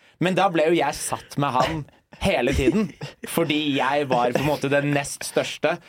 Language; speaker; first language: Norwegian; early bilingual, other home language; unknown